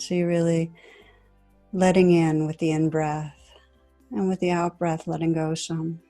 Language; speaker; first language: English; native; English